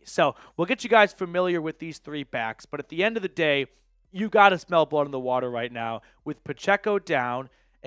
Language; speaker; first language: English; native; English